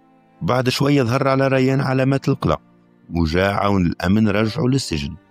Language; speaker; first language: Arabic; native; Arabic